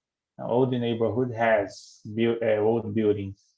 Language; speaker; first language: English; non-native, learner; Portuguese